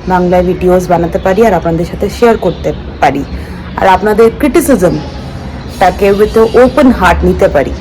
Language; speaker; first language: Bangla; non-native, fluent; Hindi